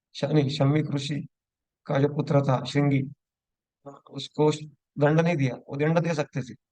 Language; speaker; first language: Hindi; non-native, local second language; Marathi